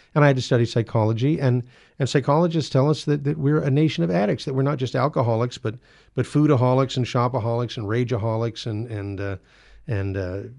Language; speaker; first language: English; native; English